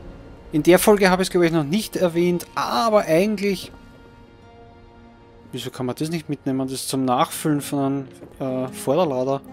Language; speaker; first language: German; native; German